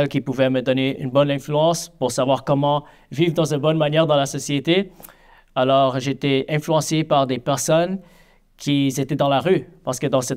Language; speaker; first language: French; native; French